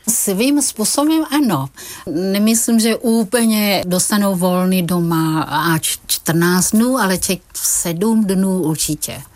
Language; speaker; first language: Czech; non-native, fluent; Vietnamese